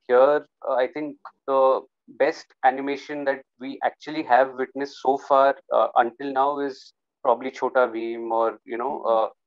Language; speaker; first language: English; non-native, local second language; Hindi